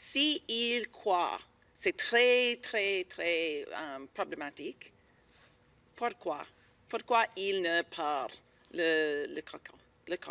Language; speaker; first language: French; non-native, learner; English